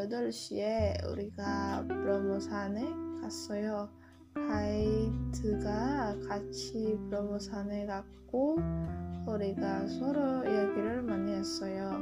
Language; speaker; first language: Korean; non-native, learner; Indonesian